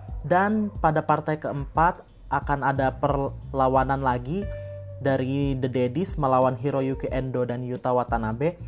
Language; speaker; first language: Indonesian; native; Indonesian